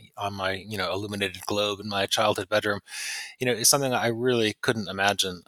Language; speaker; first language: English; native; English